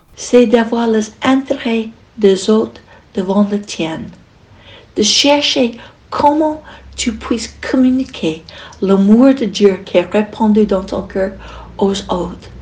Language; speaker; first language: French; non-native, fluent; English